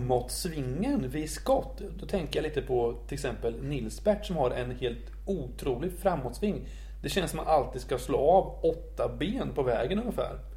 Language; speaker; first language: Swedish; native; Swedish